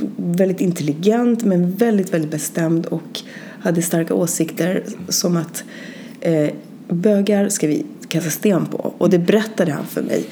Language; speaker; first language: Swedish; early bilingual, other home language; Spanish